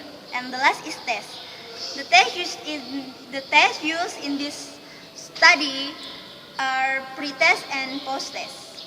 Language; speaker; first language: English; non-native, learner; Indonesian